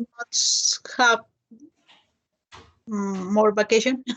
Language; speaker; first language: English; non-native, learner; Spanish